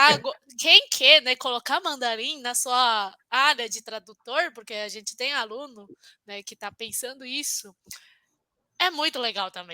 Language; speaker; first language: Portuguese; non-native, fluent; Chinese